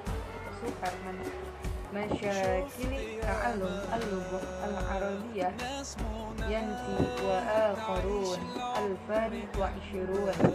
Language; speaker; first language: Arabic; non-native, learner; Indonesian